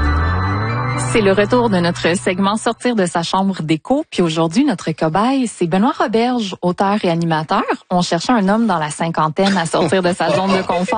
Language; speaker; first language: French; native; French